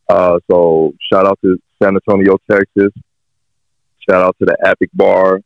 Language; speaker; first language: English; native; English